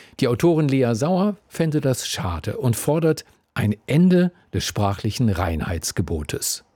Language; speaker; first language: German; native; German